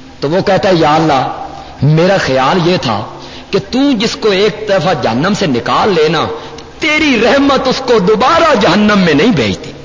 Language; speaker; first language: Urdu; non-native, local second language; Punjabi